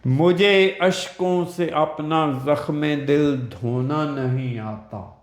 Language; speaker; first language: Urdu; non-native, local second language; Punjabi